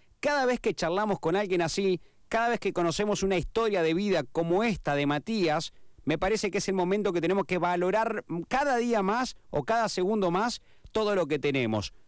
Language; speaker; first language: Spanish; native; Spanish